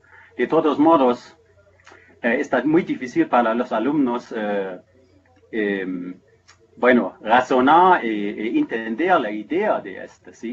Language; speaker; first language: Spanish; non-native, fluent; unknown